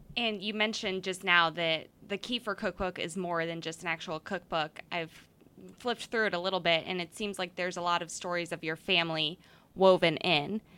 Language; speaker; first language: English; native; English